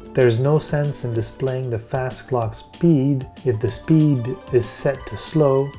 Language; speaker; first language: English; native; English